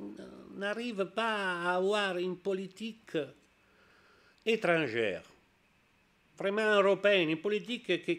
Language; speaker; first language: French; non-native, learner; Italian